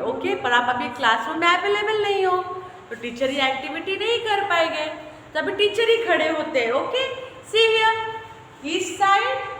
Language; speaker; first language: Hindi; non-native, local second language; Marathi